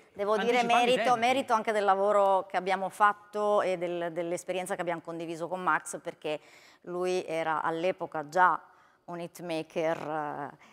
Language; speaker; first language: Italian; native; Italian